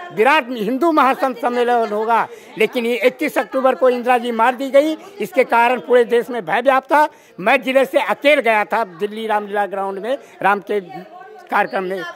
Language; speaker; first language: Hindi; native; Hindi